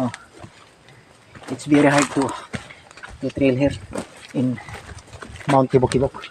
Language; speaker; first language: English; non-native, local second language; Filipino